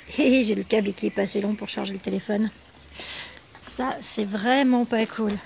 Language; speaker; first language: French; native; French